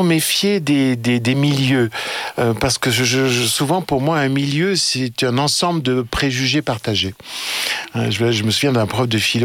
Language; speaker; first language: French; native; French